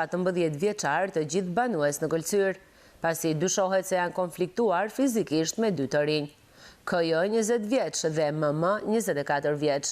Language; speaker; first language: Albanian; native; Albanian